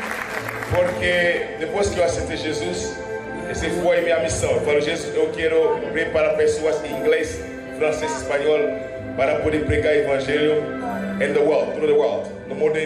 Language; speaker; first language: Portuguese; non-native, learner; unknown